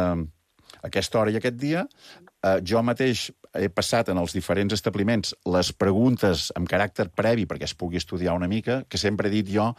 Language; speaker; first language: Catalan; native; Catalan